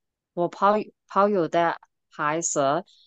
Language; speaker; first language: Chinese; non-native, learner; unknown